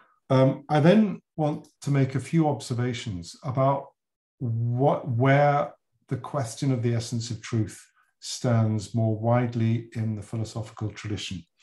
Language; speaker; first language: English; native; English